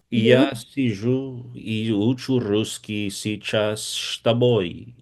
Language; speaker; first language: Russian; non-native, learner; English